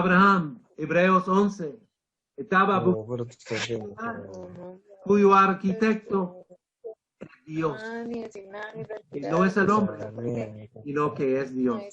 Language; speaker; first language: Spanish; non-native, fluent; English